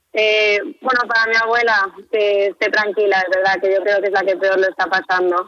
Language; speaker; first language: Spanish; native; Spanish